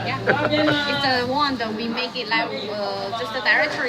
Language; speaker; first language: English; non-native, learner; Chinese